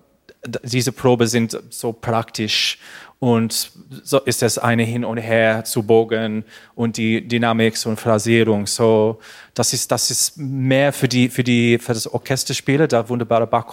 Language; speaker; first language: German; non-native, learner; English